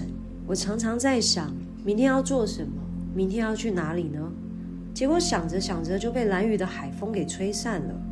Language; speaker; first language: Chinese; native; Chinese